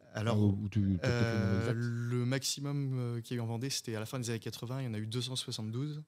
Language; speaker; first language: French; native; French